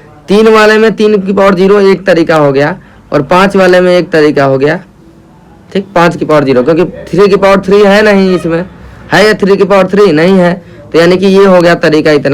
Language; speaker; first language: Hindi; native; Hindi